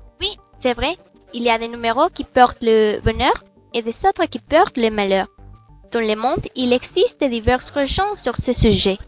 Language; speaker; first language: French; non-native, learner; Spanish